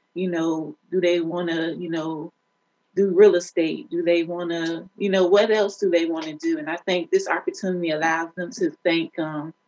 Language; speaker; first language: English; native; English